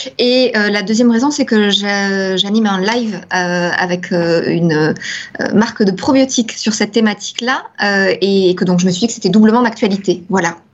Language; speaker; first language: French; native; French